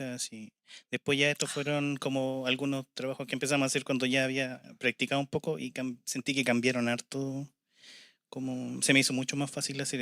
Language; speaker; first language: Spanish; native; Spanish